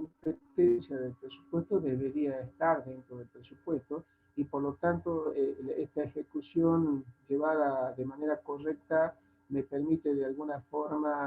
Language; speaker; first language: Spanish; native; Spanish